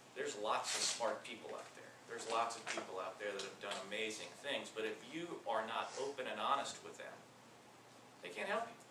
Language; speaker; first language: English; native; English